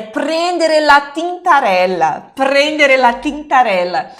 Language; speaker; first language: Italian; non-native, fluent; Portuguese